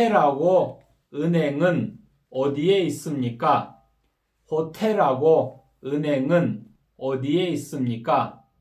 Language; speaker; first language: Korean; non-native, fluent; Kyrgyz